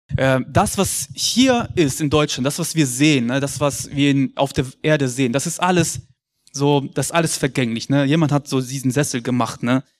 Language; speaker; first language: German; early bilingual, other home language; Russian